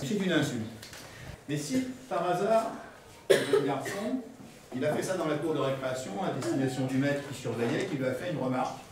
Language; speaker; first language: French; native; French